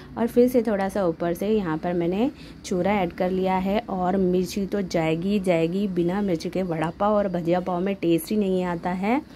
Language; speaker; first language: Hindi; non-native, local second language; Marathi